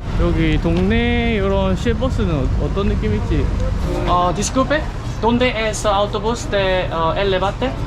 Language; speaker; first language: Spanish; non-native, learner; Korean